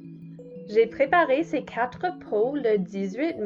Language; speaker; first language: French; non-native, learner; English